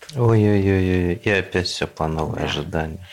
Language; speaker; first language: Russian; native; Russian